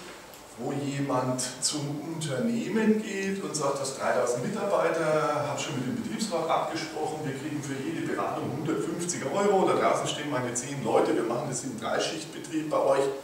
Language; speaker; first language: German; native; German